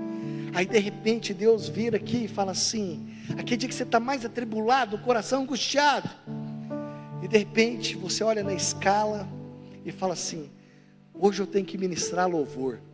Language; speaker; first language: Portuguese; native; Portuguese